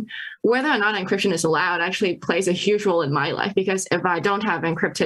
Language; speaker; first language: English; non-native, local second language; Cantonese